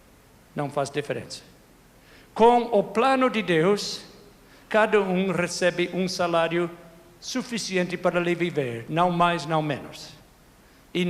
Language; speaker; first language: Portuguese; non-native, fluent; English